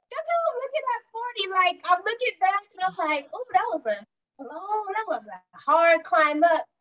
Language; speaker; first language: English; native; English